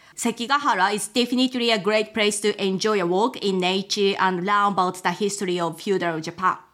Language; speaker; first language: English; non-native, fluent; Japanese